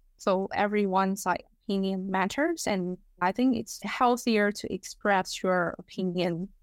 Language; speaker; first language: English; non-native, fluent; Chinese